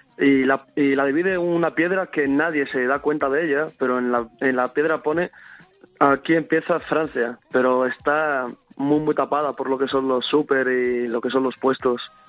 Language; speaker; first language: Spanish; early bilingual, other home language; Arabic